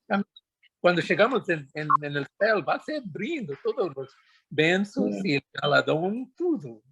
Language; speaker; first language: Portuguese; non-native, learner; Spanish